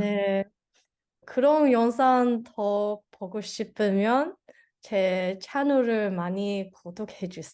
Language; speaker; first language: Korean; non-native, learner; English